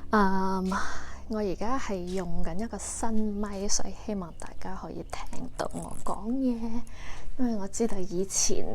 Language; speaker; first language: Cantonese; early bilingual, heritage; Cantonese